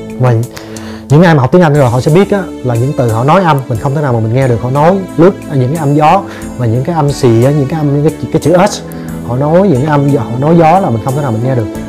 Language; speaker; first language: Vietnamese; native; Vietnamese